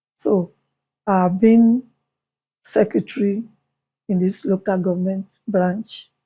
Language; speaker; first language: English; non-native, local second language; Yoruba